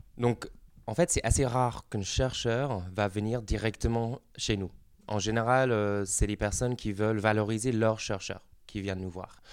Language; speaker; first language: French; non-native, fluent; English